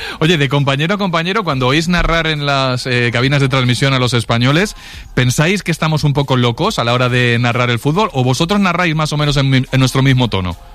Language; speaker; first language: Spanish; native; Spanish